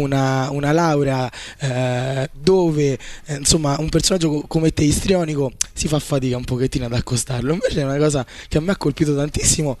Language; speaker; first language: Italian; native; Italian